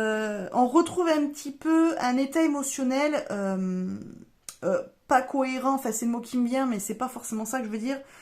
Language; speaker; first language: French; native; French